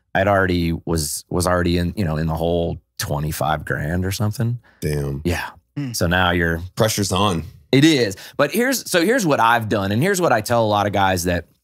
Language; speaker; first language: English; native; English